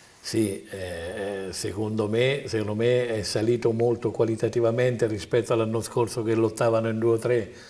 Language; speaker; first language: Italian; native; Italian